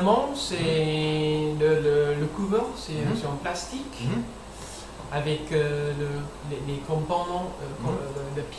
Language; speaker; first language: French; non-native, learner; English